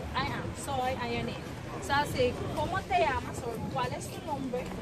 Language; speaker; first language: Spanish; non-native, fluent; English